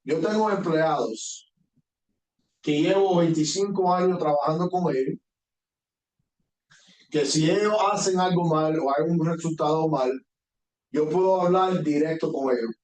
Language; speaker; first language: Spanish; early bilingual, heritage; Spanish